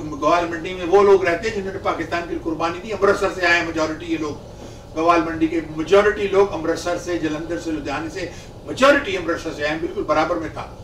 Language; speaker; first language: Urdu; native; Urdu